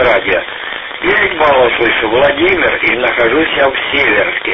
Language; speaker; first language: Russian; native; Russian